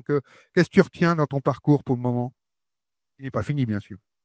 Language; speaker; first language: French; native; French